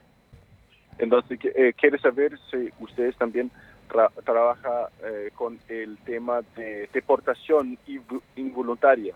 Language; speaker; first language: Spanish; non-native, fluent; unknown